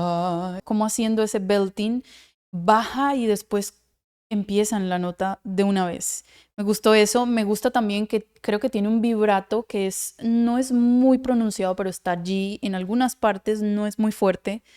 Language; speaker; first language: Spanish; native; Spanish